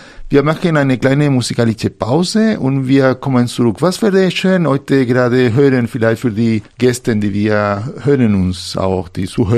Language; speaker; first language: German; non-native, fluent; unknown